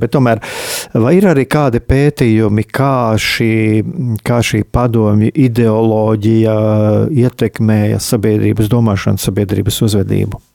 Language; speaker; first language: Latvian; native; Latvian